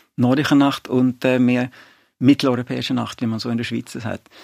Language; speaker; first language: German; non-native, fluent; Swedish